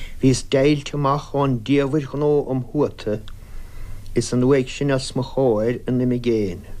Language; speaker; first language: Irish; native; Irish